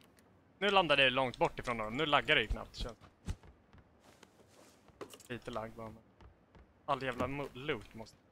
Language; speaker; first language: Swedish; native; Swedish